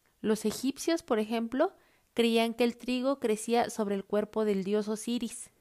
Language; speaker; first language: Spanish; native; Spanish